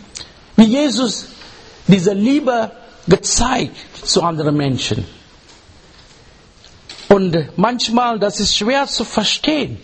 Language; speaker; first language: German; non-native, fluent; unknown